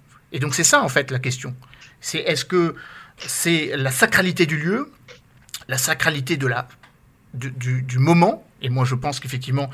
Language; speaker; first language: French; native; French